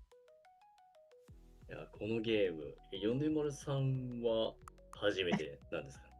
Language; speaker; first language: Japanese; native; Japanese